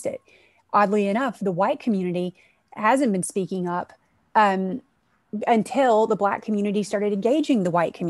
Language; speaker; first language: English; native; English